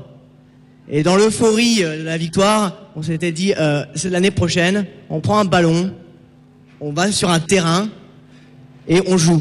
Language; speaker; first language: French; native; French